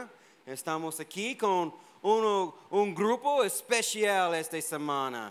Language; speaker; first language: Spanish; non-native, fluent; English